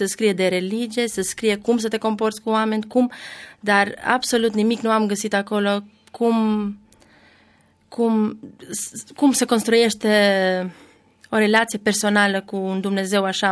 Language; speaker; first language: Romanian; non-native, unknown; Albanian